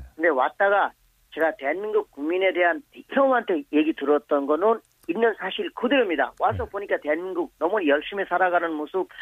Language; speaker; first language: Korean; non-native, fluent; Bangla